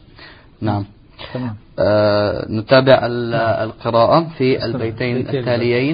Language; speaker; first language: Arabic; native; Arabic